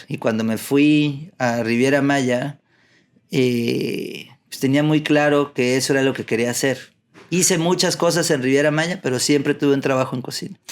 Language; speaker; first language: Spanish; early bilingual, heritage; Spanish